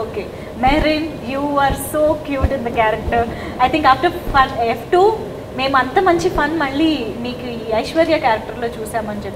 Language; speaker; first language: Telugu; native; Telugu